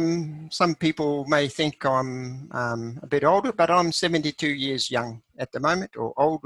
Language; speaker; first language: English; native; English